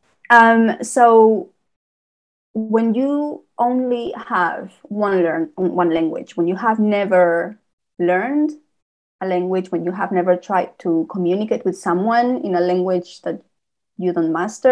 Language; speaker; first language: English; non-native, fluent; Spanish